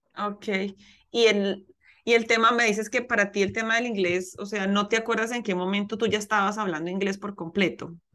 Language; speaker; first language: Spanish; native; Spanish